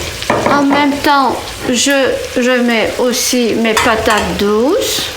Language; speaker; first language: French; non-native, fluent; Turkish